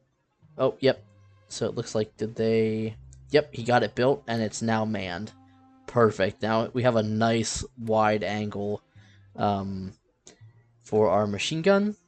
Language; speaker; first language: English; native; English